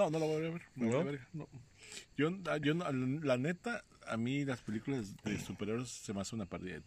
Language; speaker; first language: Spanish; native; Spanish